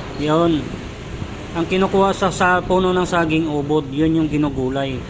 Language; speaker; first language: Filipino; non-native, local second language; Hiligaynon